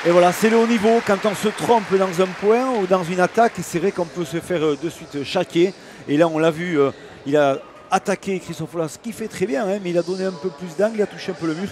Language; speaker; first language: French; native; French